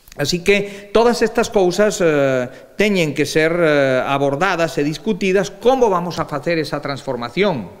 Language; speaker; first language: Galician; early bilingual, heritage; Galician